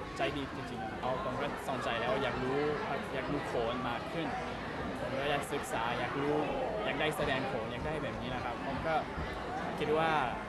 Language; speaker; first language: Thai; non-native, learner; English